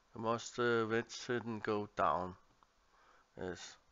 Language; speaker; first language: English; non-native, learner; Danish